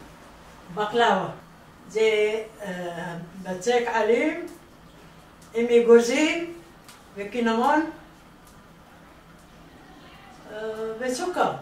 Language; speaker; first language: Hebrew; non-native, fluent; Arabic